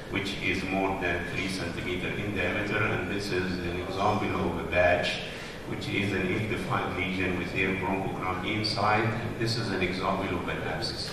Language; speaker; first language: English; non-native, fluent; Arabic